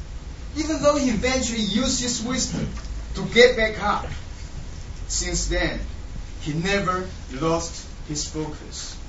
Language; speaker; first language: English; non-native, fluent; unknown